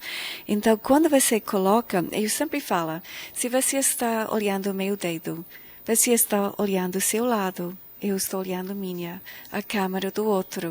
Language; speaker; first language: Portuguese; non-native, fluent; English